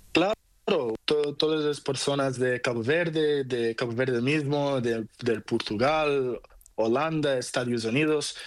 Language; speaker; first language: Spanish; non-native, learner; Portuguese